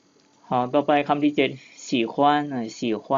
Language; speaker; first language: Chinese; non-native, fluent; Lao